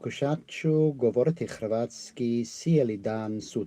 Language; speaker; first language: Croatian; non-native, learner; English